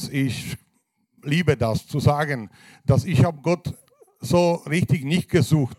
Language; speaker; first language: German; non-native, fluent; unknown